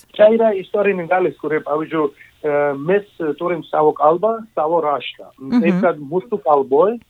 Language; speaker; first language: Lithuanian; non-native, fluent; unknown